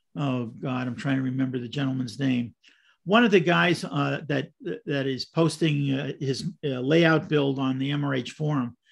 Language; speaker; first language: English; native; English